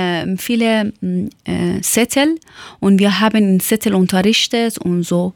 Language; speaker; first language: German; non-native, learner; Persian